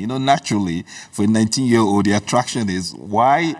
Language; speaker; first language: English; early bilingual, other home language; Igbo